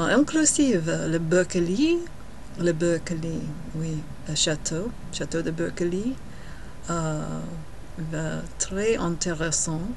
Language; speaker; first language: French; non-native, learner; English